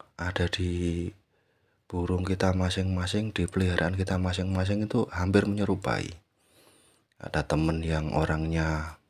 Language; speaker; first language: Indonesian; native; Indonesian